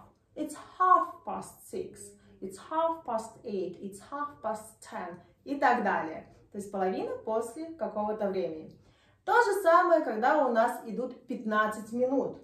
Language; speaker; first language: Russian; native; Russian